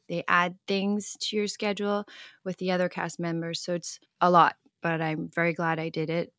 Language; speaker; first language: English; non-native, local second language; Cantonese